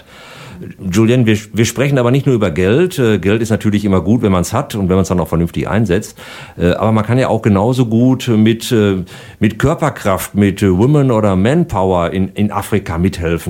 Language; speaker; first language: German; native; German